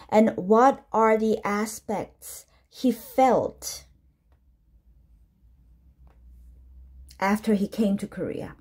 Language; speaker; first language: English; non-native, fluent; Korean